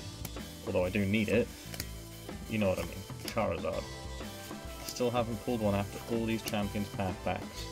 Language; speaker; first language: English; native; English